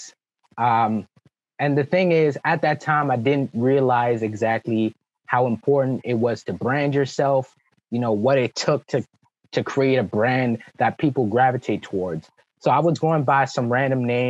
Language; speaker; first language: English; early bilingual, other home language; French